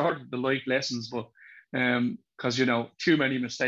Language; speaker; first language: English; native; English